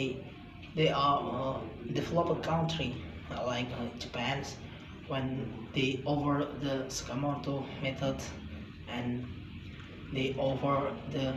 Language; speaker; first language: English; non-native, learner; Indonesian